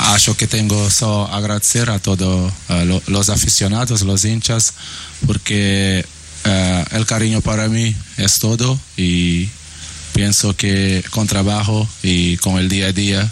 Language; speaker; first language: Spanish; non-native, learner; Portuguese